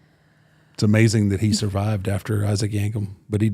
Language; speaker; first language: English; native; English